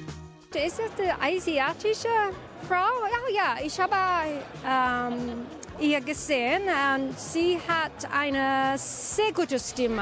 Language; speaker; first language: German; non-native, learner; English